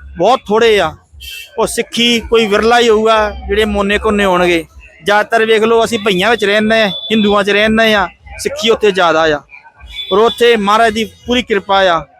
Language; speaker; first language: Punjabi; early bilingual, heritage; Punjabi